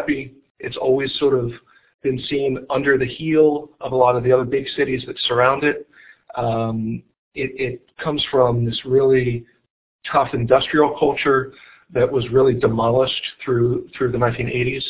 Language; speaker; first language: English; native; English